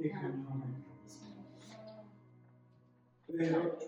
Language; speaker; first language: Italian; non-native, learner; English